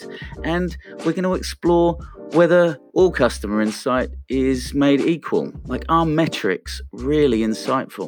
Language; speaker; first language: English; native; English